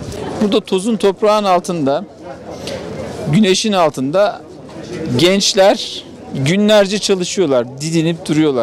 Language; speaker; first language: Turkish; native; Turkish